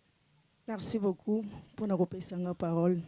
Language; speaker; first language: French; non-native, learner; Lingala